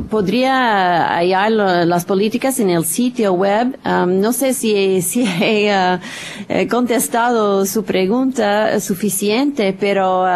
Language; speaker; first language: Spanish; non-native, fluent; English